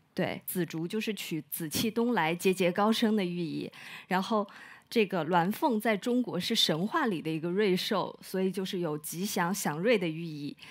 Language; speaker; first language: Chinese; native; Chinese